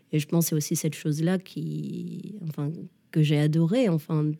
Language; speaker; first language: French; early bilingual, other home language; Danish